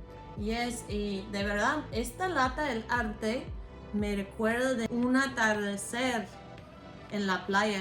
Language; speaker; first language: Spanish; non-native, fluent; English